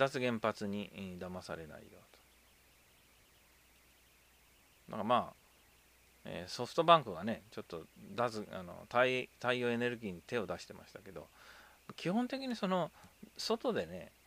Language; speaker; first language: Japanese; native; Japanese